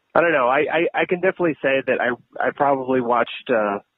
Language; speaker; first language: English; native; English